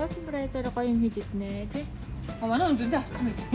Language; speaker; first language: Mongolian; native; Mongolian